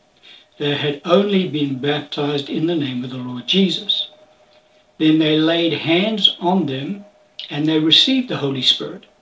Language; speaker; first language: English; native; English